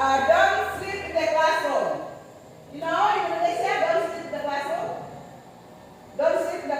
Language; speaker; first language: English; non-native, learner; Indonesian